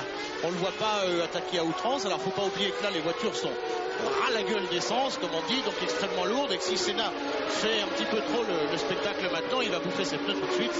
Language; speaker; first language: French; native; French